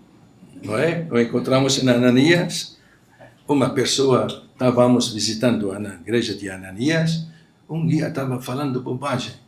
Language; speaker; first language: Portuguese; non-native, fluent; Arabic